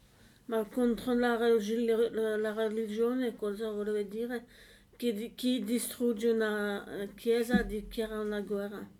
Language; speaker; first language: Italian; non-native, learner; French